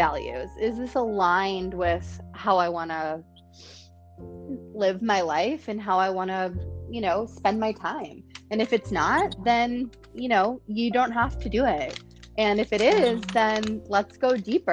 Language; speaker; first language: English; native; English